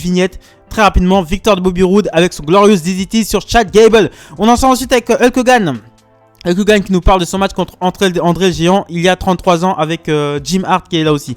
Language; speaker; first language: French; native; French